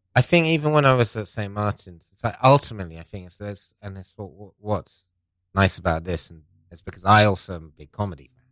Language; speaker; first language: English; non-native, local second language; Persian